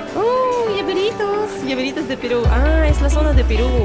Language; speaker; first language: Spanish; non-native, fluent; Russian